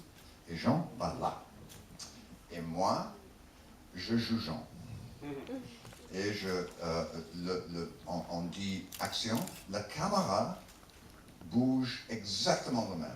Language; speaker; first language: French; non-native, learner; English